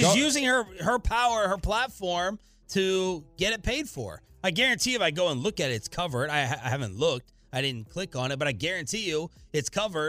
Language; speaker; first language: English; native; English